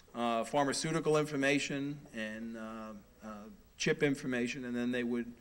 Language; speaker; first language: English; native; English